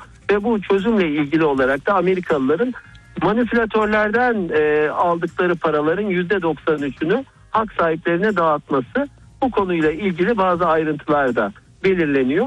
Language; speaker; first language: Turkish; native; Turkish